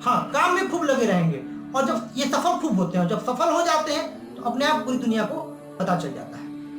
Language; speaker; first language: Hindi; native; Hindi